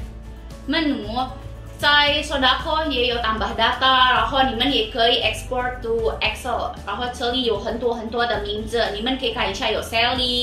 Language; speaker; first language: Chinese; non-native, learner; Indonesian